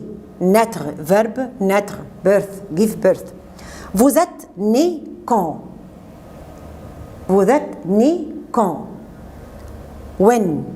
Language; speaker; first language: French; non-native, fluent; Arabic